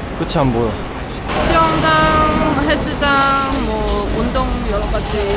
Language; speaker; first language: Korean; non-native, fluent; Cantonese